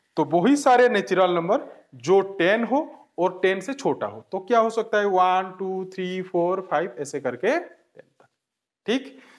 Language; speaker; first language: Hindi; non-native, local second language; Bangla